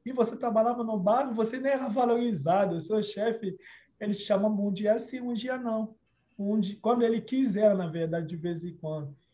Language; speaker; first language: Portuguese; non-native, fluent; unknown